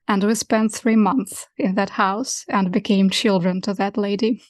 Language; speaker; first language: English; non-native, fluent; Russian